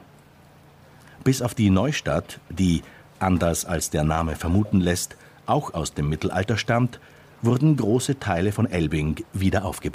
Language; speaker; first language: German; native; German